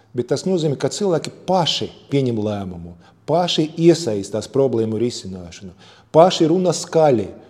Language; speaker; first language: Latvian; non-native, local second language; Russian